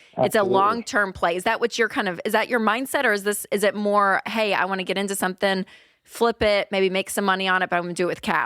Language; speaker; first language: English; native; English